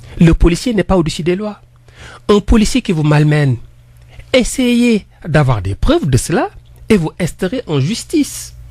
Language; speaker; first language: French; non-native, local second language; Wolof